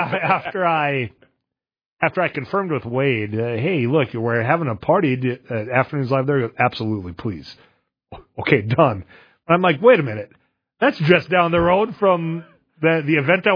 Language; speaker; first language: English; native; English